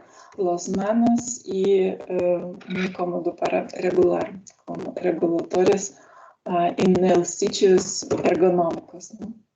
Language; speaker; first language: Spanish; non-native, learner; Lithuanian